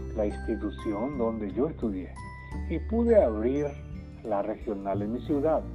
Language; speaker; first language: Spanish; non-native, local second language; Guarani